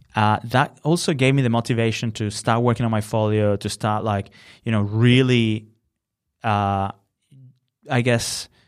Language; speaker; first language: English; non-native, fluent; Spanish